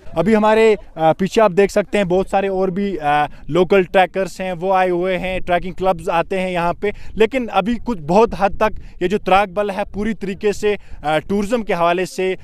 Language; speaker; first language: Hindi; non-native, local second language; Kashmiri